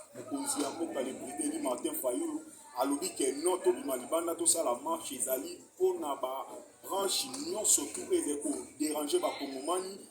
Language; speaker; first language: Lingala; native; Lingala